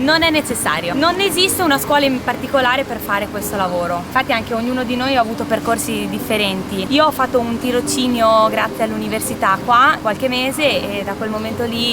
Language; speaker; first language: Italian; native; Italian